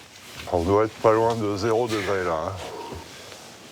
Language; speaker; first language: French; native; French